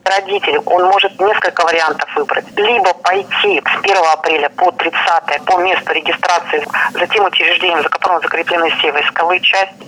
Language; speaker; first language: Russian; native; Russian